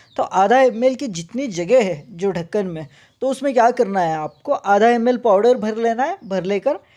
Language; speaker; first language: Hindi; non-native, local second language; Urdu